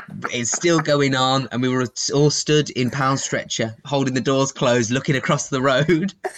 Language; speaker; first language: English; native; English